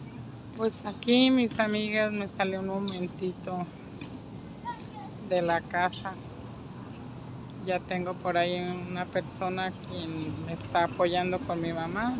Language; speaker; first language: Spanish; native; Spanish